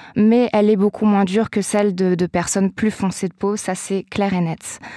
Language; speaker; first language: French; native; French